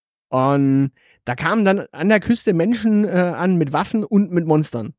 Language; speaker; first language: German; native; German